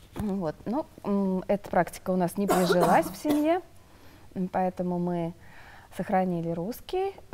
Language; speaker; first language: Russian; native; Russian